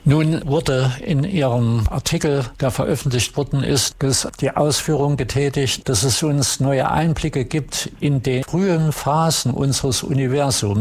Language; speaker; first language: German; native; German